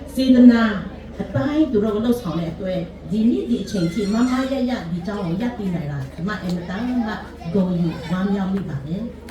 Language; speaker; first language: Burmese; non-native, local second language; Western Kayah